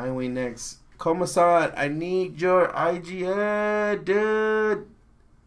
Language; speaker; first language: English; native; English